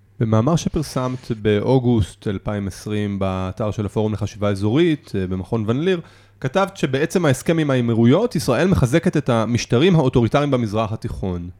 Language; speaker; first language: Hebrew; native; Hebrew